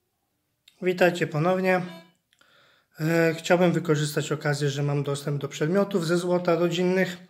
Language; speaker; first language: Polish; native; Polish